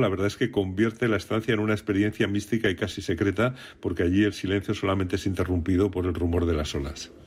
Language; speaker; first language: Spanish; native; Spanish